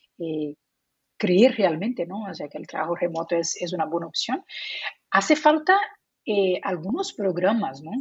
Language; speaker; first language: Spanish; non-native, fluent; Portuguese